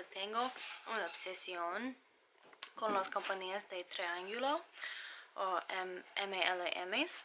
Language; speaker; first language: Spanish; non-native, learner; English